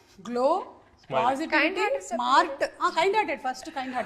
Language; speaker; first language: English; non-native, local second language; Telugu